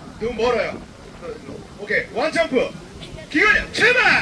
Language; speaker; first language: Korean; native; Korean